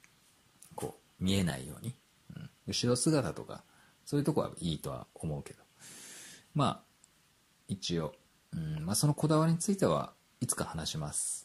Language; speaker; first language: Japanese; native; Japanese